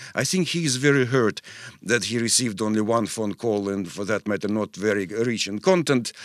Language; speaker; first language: English; non-native, fluent; Russian